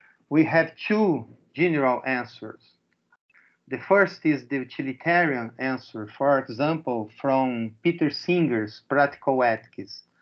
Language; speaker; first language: English; non-native, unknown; Portuguese